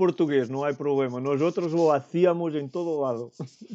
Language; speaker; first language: Spanish; non-native, fluent; Portuguese